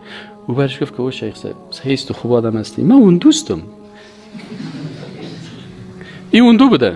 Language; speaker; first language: Persian; native; Persian